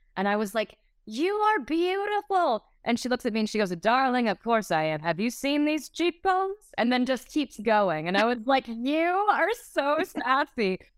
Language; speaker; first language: English; native; English